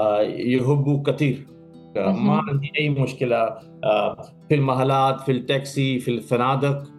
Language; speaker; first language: Arabic; non-native, learner; Urdu